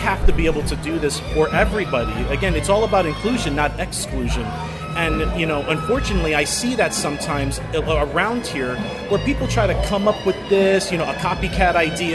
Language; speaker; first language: English; native; English